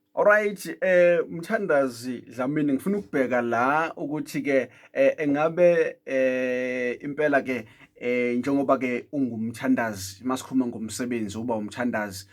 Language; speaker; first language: Zulu; native; Zulu